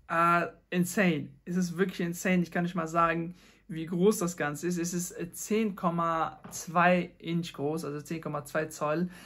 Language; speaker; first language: German; non-native, fluent; Persian